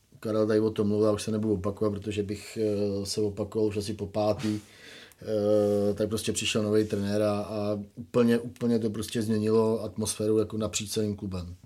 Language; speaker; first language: Czech; native; Czech